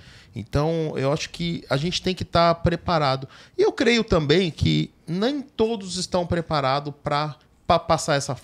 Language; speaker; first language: Portuguese; native; Portuguese